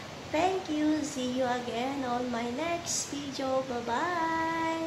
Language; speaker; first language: English; non-native, local second language; Filipino